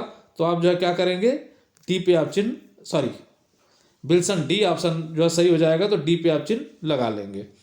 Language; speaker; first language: Hindi; native; Hindi